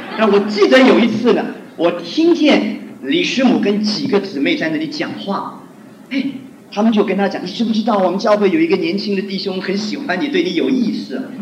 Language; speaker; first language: Chinese; non-native, local second language; Hakka Chinese